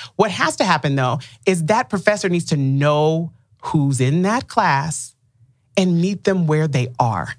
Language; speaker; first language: English; early bilingual, other home language; Akan